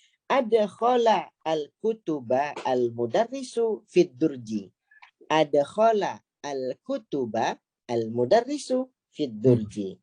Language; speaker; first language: Arabic; non-native, fluent; Indonesian